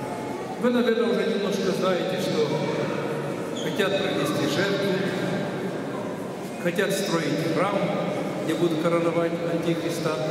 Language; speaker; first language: Russian; non-native, local second language; Ukrainian